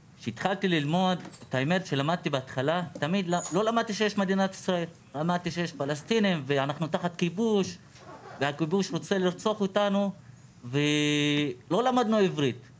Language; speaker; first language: Hebrew; non-native, local second language; Arabic